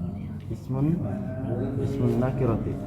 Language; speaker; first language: Arabic; non-native, fluent; Indonesian